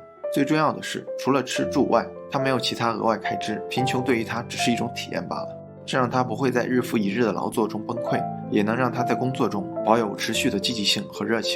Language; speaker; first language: Chinese; native; Chinese